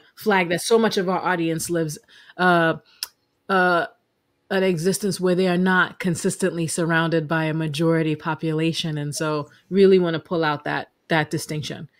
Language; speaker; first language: English; native; English